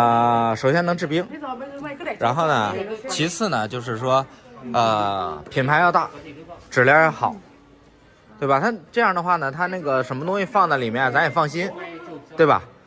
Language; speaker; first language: Chinese; native; Chinese